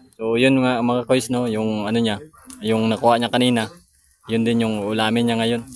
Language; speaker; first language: Filipino; native; Filipino